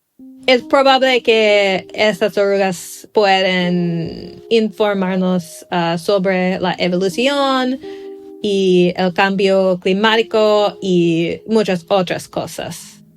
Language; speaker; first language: Spanish; non-native, learner; English